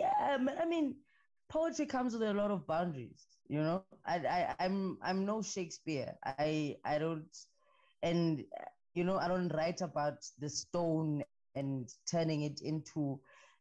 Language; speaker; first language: English; non-native, local second language; Xhosa